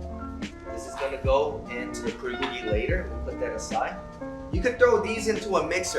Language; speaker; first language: English; native; English